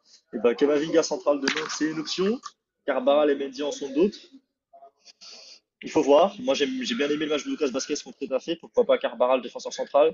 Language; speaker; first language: French; native; French